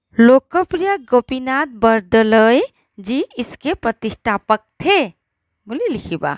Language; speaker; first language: Hindi; non-native, local second language; Assamese